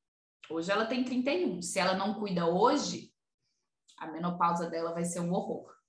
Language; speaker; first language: Portuguese; native; Portuguese